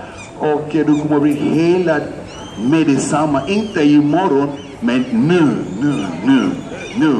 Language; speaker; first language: Swedish; non-native, fluent; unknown